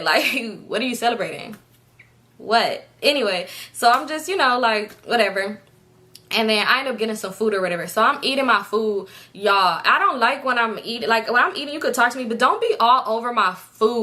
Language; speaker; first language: English; native; English